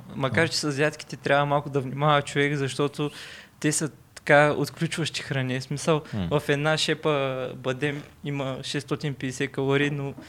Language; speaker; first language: Bulgarian; non-native, local second language; Turkish